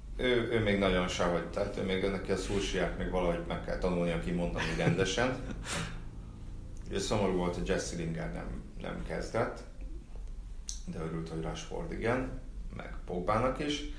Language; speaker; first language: Hungarian; native; Hungarian